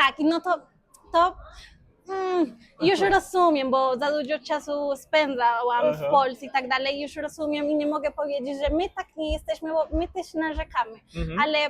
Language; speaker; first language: Polish; non-native, fluent; Spanish